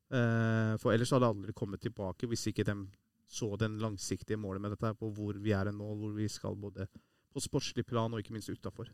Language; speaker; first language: Norwegian; early bilingual, other home language; Persian